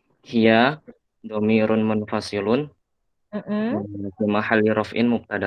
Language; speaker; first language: Arabic; non-native, learner; Indonesian